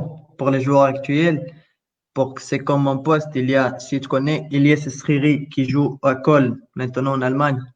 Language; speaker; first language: French; non-native, local second language; Arabic